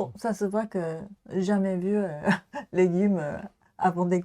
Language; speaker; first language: French; non-native, learner; Japanese